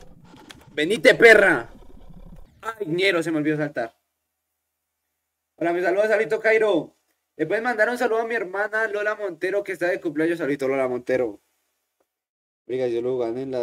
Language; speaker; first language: Spanish; native; Spanish